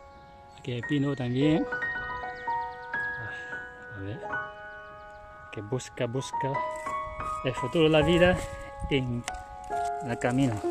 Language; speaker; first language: Spanish; non-native, learner; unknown